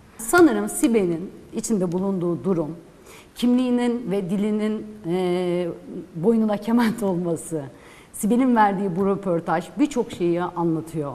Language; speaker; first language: Turkish; non-native, local second language; Kurdish